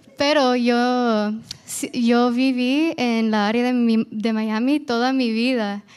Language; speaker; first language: Spanish; non-native, fluent; Portuguese